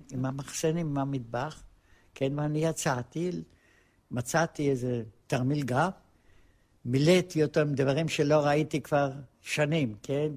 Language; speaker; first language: Hebrew; non-native, fluent; Polish